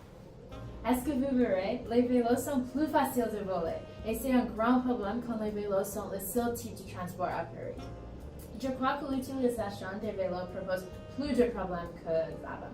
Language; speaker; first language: French; non-native, learner; English